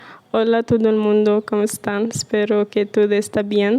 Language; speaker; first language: Spanish; non-native, learner; Arabic